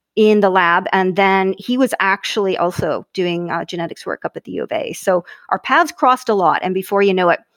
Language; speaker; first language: English; native; English